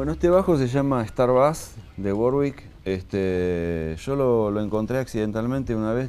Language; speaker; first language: Spanish; native; Spanish